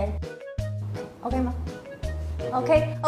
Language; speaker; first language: Chinese; native; Chinese